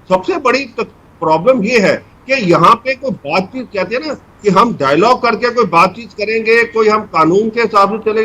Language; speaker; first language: Hindi; native; Hindi